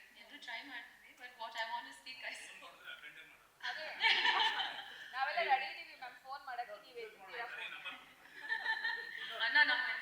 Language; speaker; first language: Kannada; non-native, local second language; Tamil